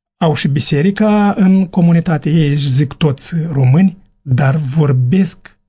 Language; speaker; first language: Romanian; native; Romanian